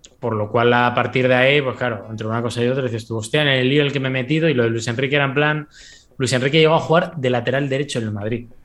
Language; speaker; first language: Spanish; native; Spanish